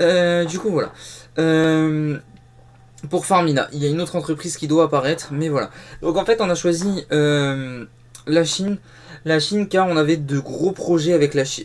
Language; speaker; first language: French; native; French